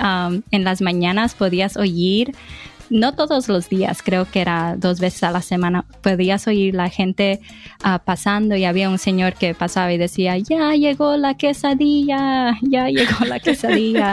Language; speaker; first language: Spanish; early bilingual, heritage; English